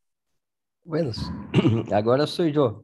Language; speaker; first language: Spanish; non-native, fluent; Portuguese